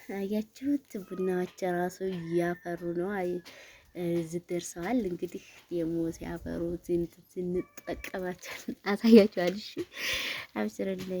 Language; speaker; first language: Amharic; native; Amharic